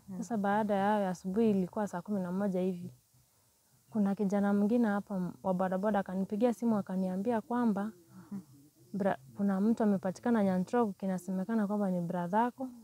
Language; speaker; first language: Swahili; native; Swahili